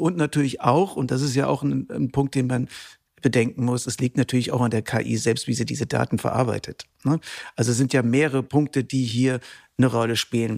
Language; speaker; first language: German; native; German